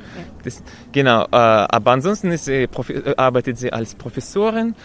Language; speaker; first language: German; non-native, fluent; Russian